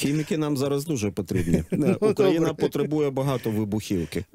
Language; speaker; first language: Ukrainian; native; Ukrainian